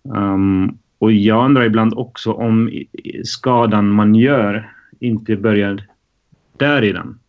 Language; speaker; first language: Swedish; non-native, fluent; German